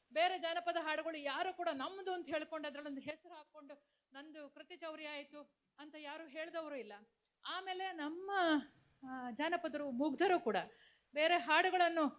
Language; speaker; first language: Kannada; native; Kannada